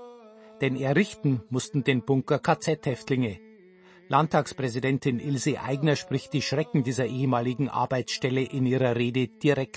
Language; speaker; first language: German; native; German